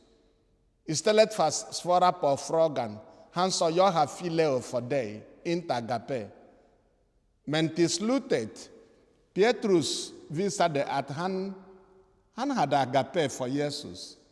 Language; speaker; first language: Swedish; non-native, fluent; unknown